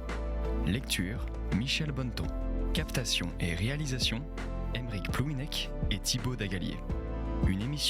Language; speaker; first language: French; native; French